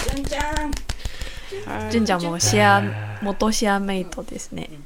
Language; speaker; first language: Japanese; non-native, learner; Chinese